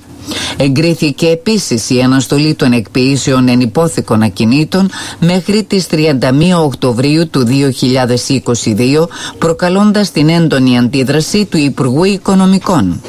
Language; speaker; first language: Greek; native; Greek